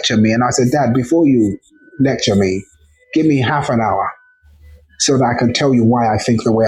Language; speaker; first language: English; native; English